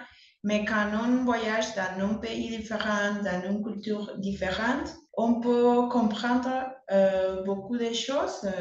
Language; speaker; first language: French; non-native, learner; Spanish